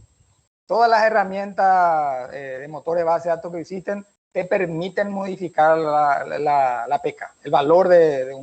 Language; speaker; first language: Spanish; native; Spanish